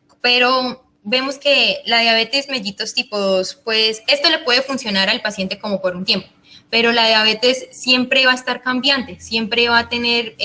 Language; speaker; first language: Spanish; native; Spanish